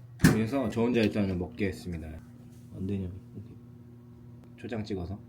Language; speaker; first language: Korean; native; Korean